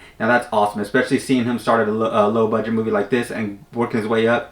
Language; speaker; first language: English; native; English